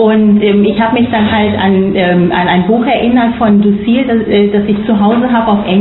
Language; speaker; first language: German; non-native, fluent; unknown